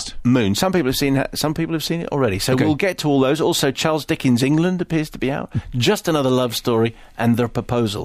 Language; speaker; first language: English; native; English